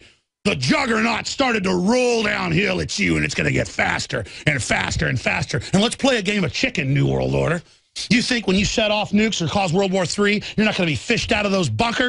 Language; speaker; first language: English; native; English